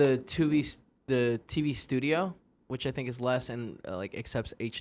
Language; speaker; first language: English; native; English